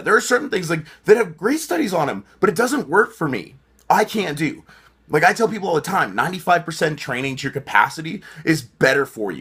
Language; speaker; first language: English; native; English